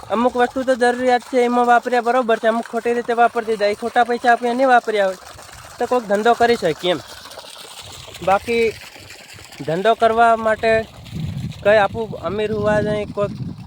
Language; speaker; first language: Gujarati; non-native, local second language; Bhili